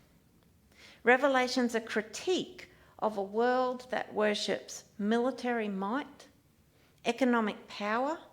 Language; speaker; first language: English; native; English